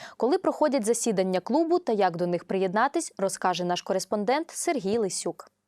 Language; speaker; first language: Ukrainian; native; Ukrainian